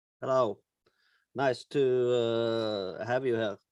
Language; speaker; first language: English; non-native, learner; Norwegian